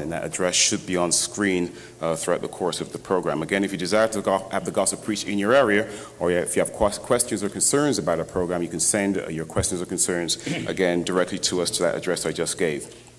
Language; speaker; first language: English; native; English